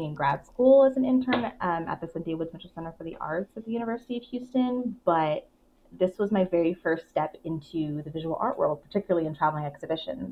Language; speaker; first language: English; native; English